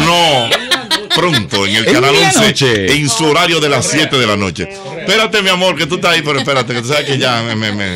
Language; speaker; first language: Spanish; native; Spanish